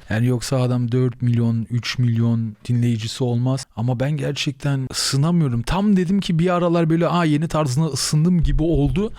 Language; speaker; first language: Turkish; native; Turkish